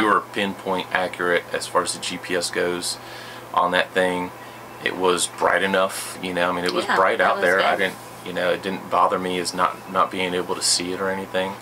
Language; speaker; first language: English; native; English